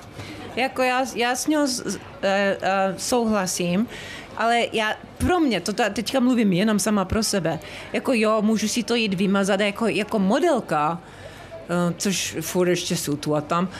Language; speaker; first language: Czech; early bilingual, heritage; Czech